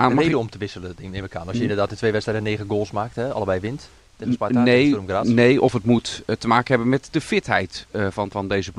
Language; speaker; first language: Dutch; native; Dutch